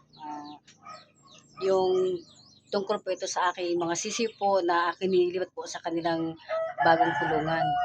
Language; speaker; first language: Filipino; non-native, local second language; Cebuano